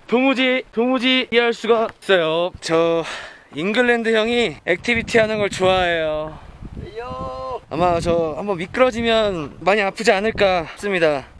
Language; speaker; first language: Korean; native; Korean